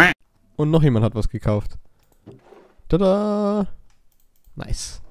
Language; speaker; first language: German; native; German